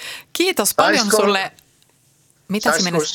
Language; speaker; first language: Finnish; early bilingual, heritage; Finnish